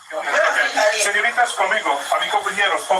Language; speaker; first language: Spanish; non-native, learner; English